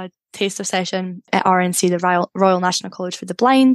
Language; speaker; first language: English; native; English